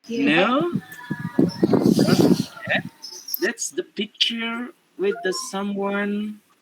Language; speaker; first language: English; non-native, learner; Indonesian